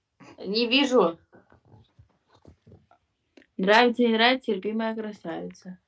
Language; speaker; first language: Russian; native; Russian